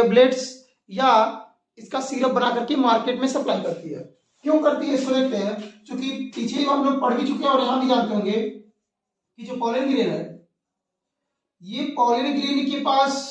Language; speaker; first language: Hindi; native; Hindi